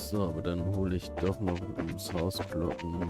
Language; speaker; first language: German; native; German